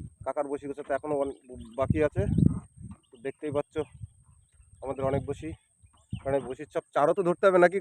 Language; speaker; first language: Bangla; native; Bangla